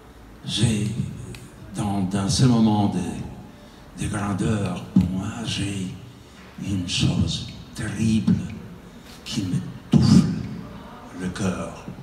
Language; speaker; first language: French; non-native, fluent; Italian